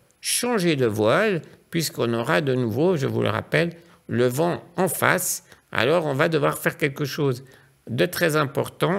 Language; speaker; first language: French; native; French